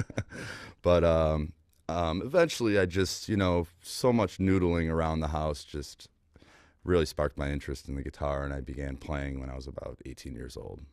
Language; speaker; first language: English; native; English